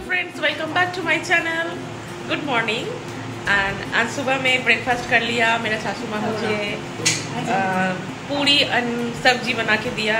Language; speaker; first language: Hindi; non-native, local second language; Bangla